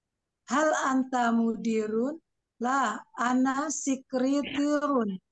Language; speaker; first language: Arabic; non-native, learner; Indonesian